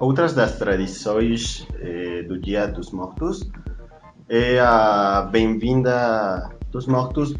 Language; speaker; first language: Portuguese; non-native, learner; Spanish